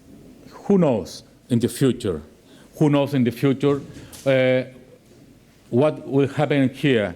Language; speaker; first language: English; non-native, learner; Spanish